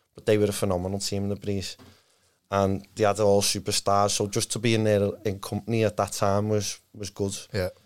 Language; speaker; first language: English; native; English